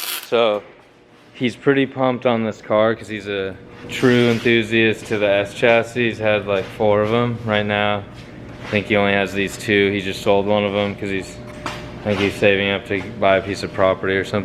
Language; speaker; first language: English; native; English